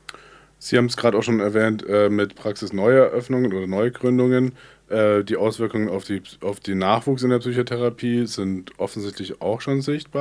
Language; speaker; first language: German; native; German